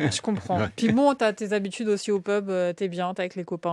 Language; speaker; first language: French; native; French